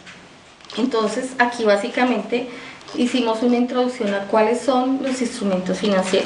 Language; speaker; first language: Spanish; native; Spanish